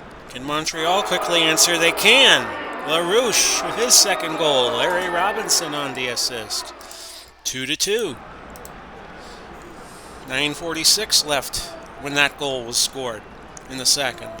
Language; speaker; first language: English; native; English